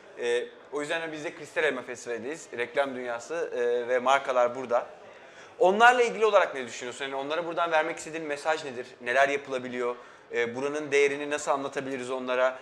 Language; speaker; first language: Turkish; native; Turkish